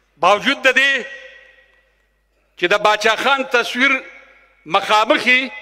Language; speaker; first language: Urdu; non-native, local second language; Pashto